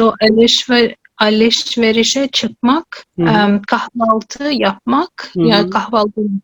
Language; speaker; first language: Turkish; non-native, learner; Urdu